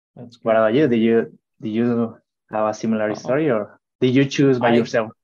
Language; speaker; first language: English; non-native, fluent; Spanish